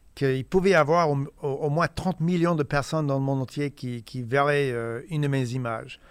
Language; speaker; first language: French; non-native, fluent; English